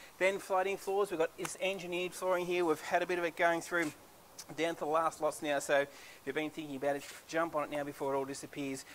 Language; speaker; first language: English; native; English